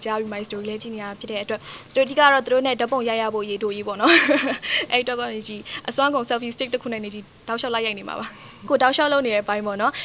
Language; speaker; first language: Burmese; native; Burmese